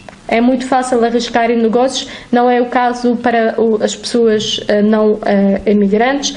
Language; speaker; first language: Portuguese; non-native, fluent; Arabic